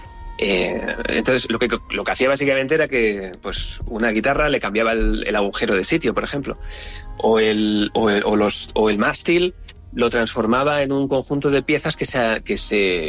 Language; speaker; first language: Spanish; native; Spanish